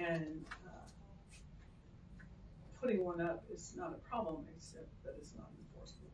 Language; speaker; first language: English; native; English